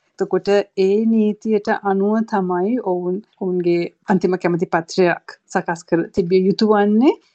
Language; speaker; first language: Sinhala; native; Sinhala